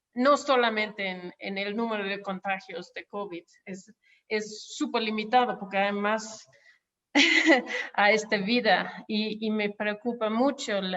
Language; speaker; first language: Spanish; non-native, fluent; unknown